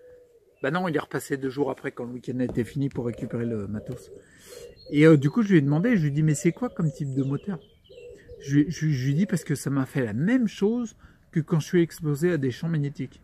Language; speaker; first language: French; native; French